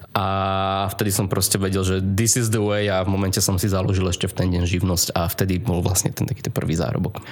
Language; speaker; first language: Slovak; native; Slovak